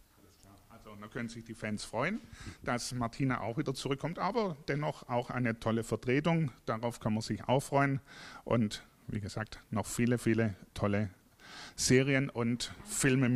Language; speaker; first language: German; native; German